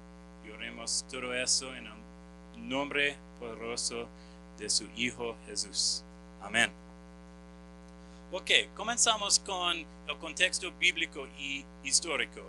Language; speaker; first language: Spanish; non-native, fluent; English